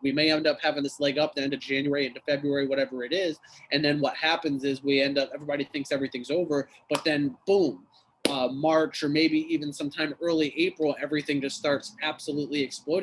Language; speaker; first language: English; native; English